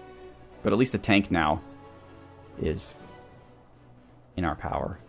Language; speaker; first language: English; native; English